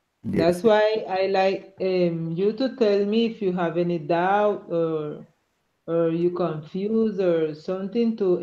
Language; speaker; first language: English; non-native, learner; Spanish